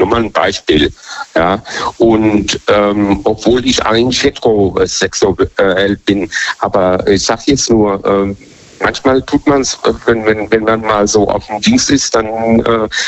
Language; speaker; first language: German; native; German